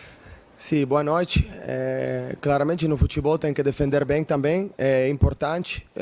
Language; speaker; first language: Portuguese; non-native, fluent; Italian